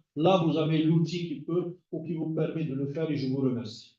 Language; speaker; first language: French; non-native, local second language; Arabic